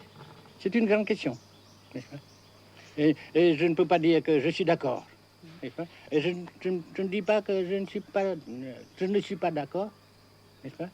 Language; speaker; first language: French; non-native, fluent; Vietnamese